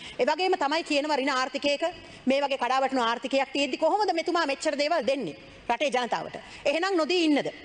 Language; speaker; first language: Sinhala; native; Sinhala